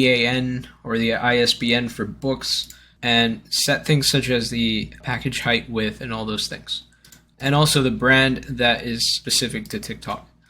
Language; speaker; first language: English; native; English